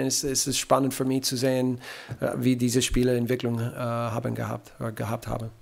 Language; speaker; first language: German; non-native, fluent; English